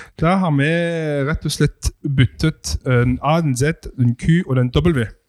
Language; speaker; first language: Norwegian; non-native, fluent; French